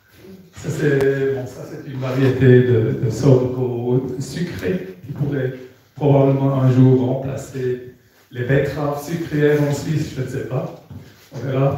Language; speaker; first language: French; non-native, fluent; German